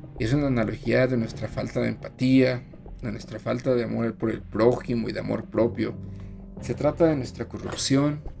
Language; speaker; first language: Spanish; native; Spanish